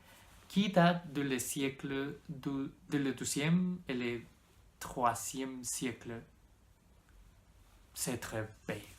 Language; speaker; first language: French; non-native, learner; Spanish